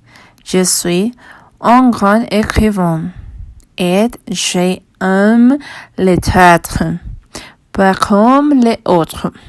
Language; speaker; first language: French; non-native, learner; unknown